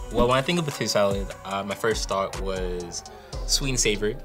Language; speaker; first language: English; native; English